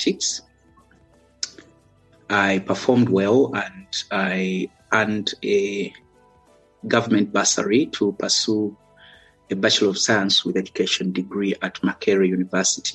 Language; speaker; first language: English; non-native, local second language; Ganda